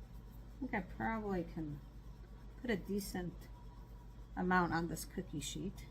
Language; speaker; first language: English; native; English